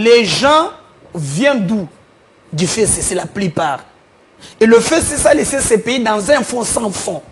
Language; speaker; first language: French; non-native, local second language; Lingala